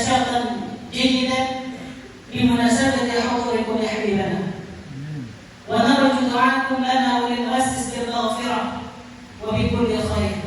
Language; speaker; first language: Arabic; non-native, fluent; Achinese